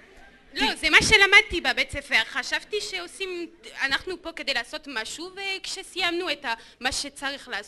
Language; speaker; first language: Hebrew; non-native, learner; French